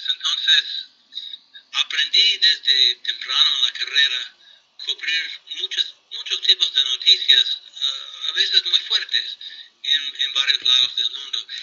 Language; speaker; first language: Spanish; non-native, fluent; English